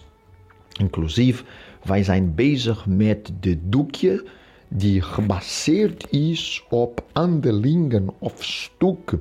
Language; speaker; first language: Dutch; non-native, fluent; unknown